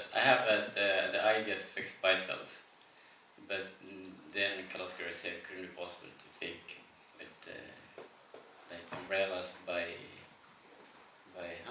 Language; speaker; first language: English; non-native, learner; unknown